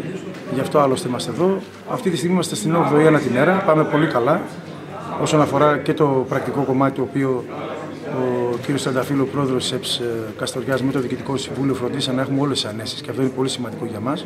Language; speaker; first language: Greek; native; Greek